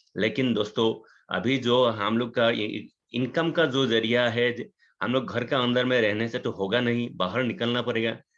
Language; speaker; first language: Hindi; non-native, local second language; Assamese